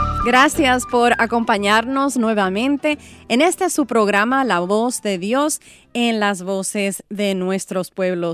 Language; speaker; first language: Spanish; native; Spanish